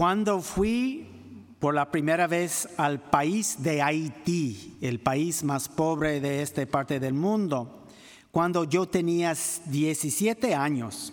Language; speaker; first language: Spanish; non-native, fluent; English